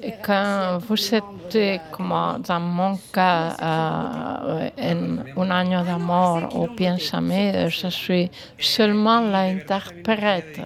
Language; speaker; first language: French; non-native, fluent; Spanish